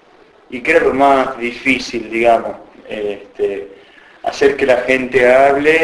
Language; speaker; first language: Spanish; native; Spanish